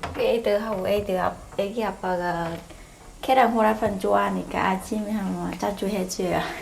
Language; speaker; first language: Korean; non-native, learner; Vietnamese